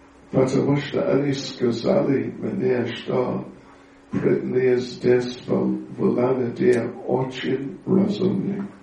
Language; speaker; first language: Russian; non-native, learner; English